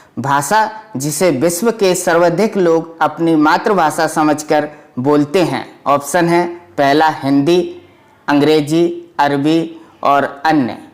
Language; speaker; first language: Hindi; native; Hindi